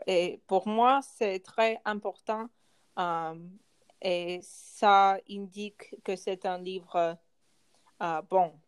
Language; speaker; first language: French; non-native, learner; English